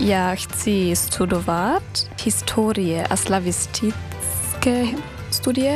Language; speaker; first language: Czech; non-native, learner; German